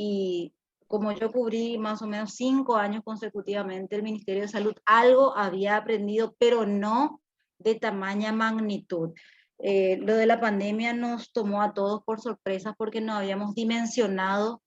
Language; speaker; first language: Spanish; native; Spanish